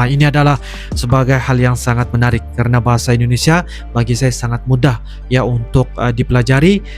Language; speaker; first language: Indonesian; non-native, local second language; Malay